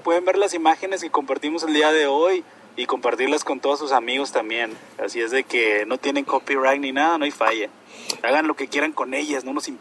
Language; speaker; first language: Spanish; native; Spanish